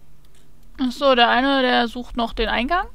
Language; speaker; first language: German; native; German